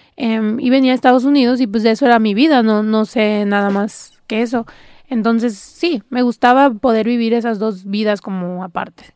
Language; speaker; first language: Spanish; early bilingual, heritage; Spanish